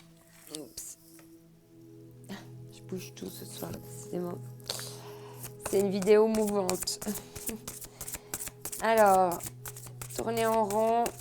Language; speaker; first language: French; native; French